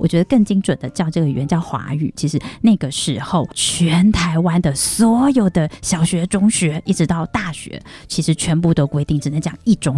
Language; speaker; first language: Chinese; non-native, local second language; Min Nan Chinese